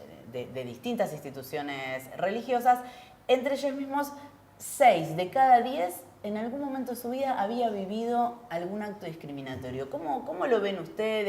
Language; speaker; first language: Spanish; native; Spanish